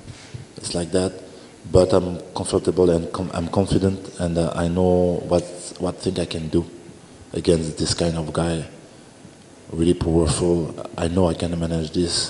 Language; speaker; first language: English; non-native, learner; French